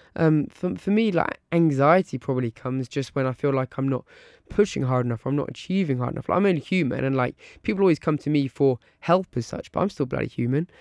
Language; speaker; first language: English; native; English